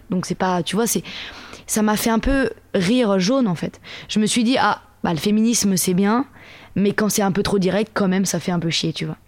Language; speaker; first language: French; native; French